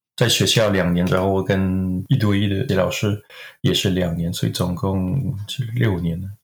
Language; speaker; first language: Chinese; non-native, fluent; French